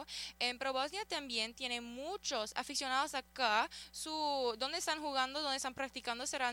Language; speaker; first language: Spanish; early bilingual, heritage; Spanish